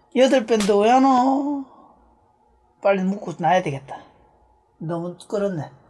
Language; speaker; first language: Korean; native; Korean